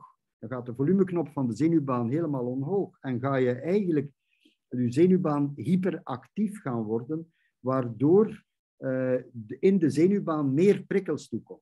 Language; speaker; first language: Dutch; native; Dutch